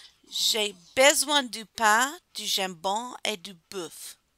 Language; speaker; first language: French; non-native, fluent; English